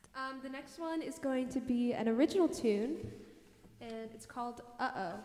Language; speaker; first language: English; native; English